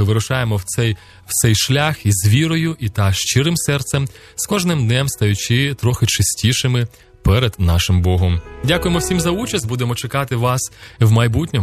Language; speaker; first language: Ukrainian; native; Ukrainian